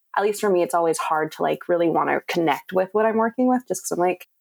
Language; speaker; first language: English; native; English